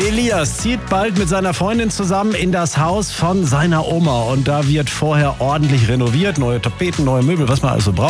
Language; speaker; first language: German; native; German